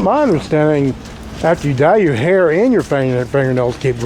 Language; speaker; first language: English; native; English